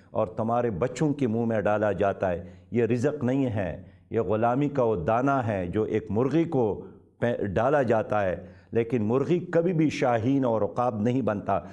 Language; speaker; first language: Urdu; non-native, local second language; Pashto